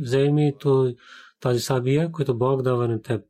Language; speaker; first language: Bulgarian; non-native, learner; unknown